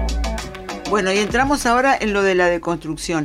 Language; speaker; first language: Spanish; native; Spanish